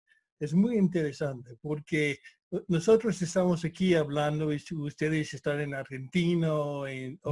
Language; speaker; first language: Spanish; non-native, fluent; English